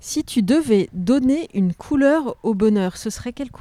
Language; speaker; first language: French; native; French